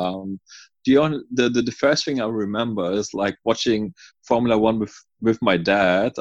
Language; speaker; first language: English; non-native, fluent; German